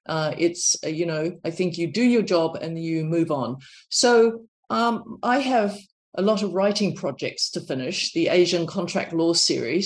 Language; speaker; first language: English; native; English